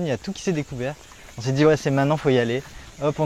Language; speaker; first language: French; native; French